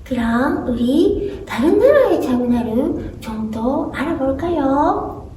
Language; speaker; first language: Korean; non-native, fluent; Japanese